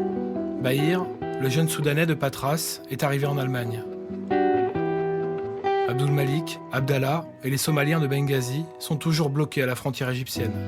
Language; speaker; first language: French; native; French